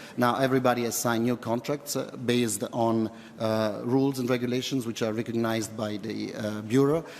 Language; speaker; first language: English; non-native, fluent; Italian